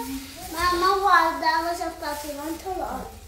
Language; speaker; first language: Italian; early bilingual, other home language; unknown